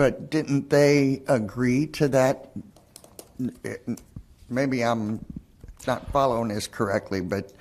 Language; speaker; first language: English; native; English